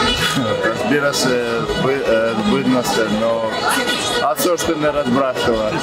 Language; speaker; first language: Bulgarian; non-native, learner; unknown